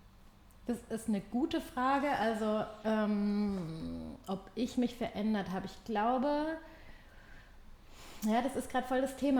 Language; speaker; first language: German; native; German